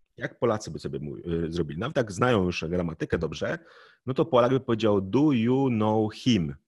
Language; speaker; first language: Polish; native; Polish